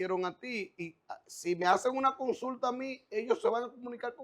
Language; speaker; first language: Spanish; native; Spanish